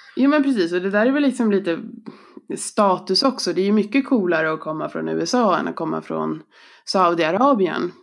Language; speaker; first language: Swedish; native; Swedish